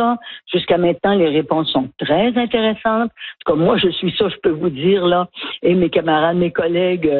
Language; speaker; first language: French; native; French